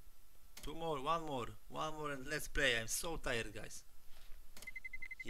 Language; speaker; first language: English; non-native, learner; Polish